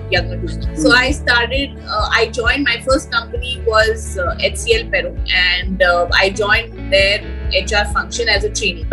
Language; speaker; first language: English; non-native, local second language; Hindi